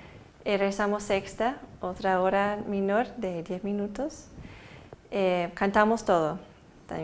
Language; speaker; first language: Spanish; early bilingual, heritage; Spanish